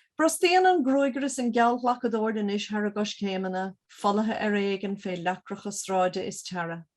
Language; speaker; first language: Irish; native; Irish